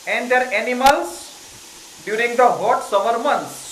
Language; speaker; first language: English; non-native, local second language; Gujarati